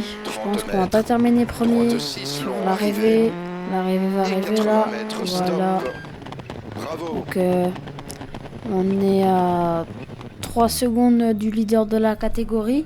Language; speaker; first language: French; native; French